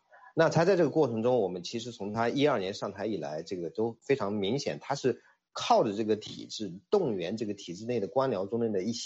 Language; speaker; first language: Chinese; native; Chinese